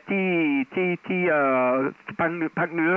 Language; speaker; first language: Thai; non-native, fluent; Dutch